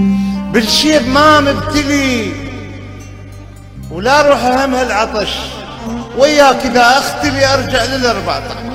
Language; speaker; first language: Arabic; native; Arabic